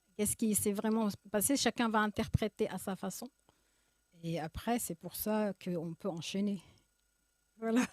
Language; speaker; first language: French; early bilingual, other home language; Arabic